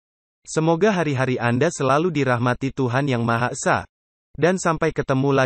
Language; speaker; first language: Indonesian; native; Indonesian